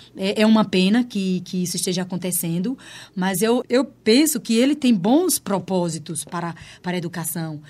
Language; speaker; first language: Portuguese; native; Portuguese